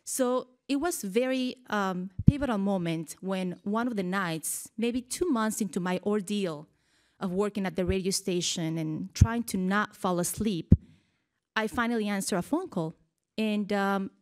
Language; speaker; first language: English; early bilingual, other home language; Spanish